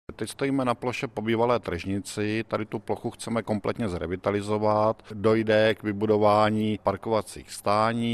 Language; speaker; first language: Czech; native; Czech